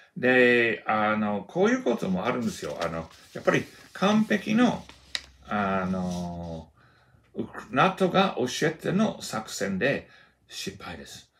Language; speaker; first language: Japanese; non-native, fluent; Russian